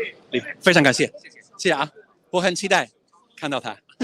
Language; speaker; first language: Chinese; non-native, fluent; English